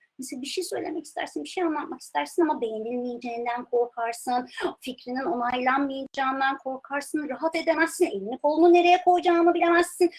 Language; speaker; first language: Turkish; early bilingual, heritage; Turkish